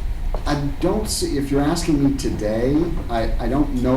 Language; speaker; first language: English; native; English